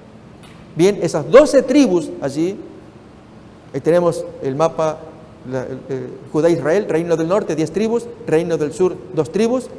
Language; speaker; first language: Spanish; native; Spanish